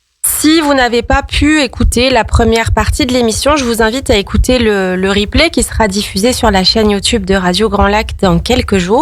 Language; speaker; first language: French; native; French